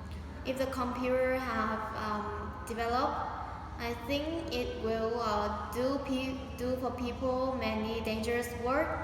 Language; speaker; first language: English; non-native, learner; Vietnamese